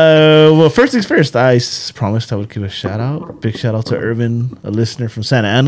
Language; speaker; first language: English; native; English